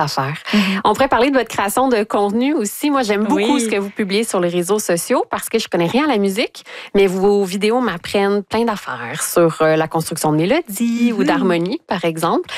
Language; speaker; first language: French; native; French